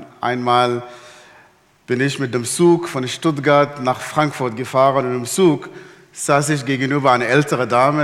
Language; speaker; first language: German; non-native, fluent; Arabic